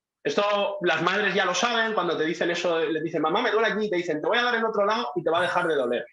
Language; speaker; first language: Spanish; native; Spanish